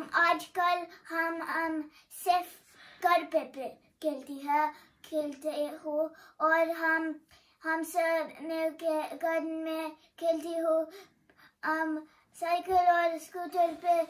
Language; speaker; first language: Hindi; early bilingual, heritage; Hindi